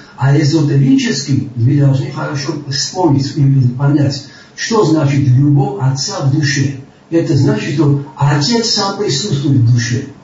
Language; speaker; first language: Russian; non-native, local second language; Georgian